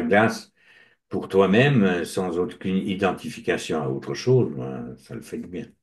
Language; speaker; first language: French; native; French